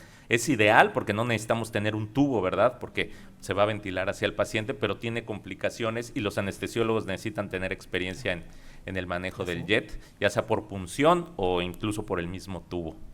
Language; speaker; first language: Spanish; native; Spanish